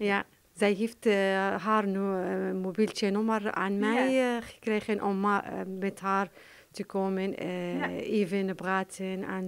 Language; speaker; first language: Dutch; non-native, learner; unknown